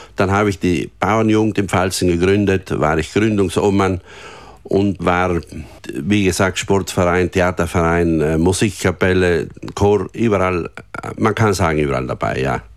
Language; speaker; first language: German; native; German